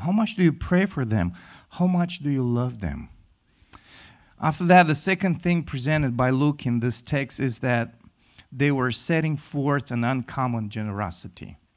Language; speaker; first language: English; non-native, fluent; Romanian